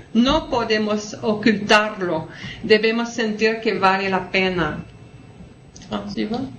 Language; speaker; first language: Spanish; non-native, learner; French